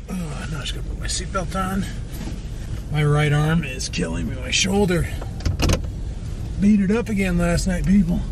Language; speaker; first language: English; native; English